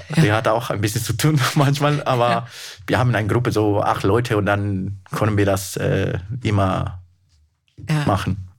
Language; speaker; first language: German; non-native, fluent; Spanish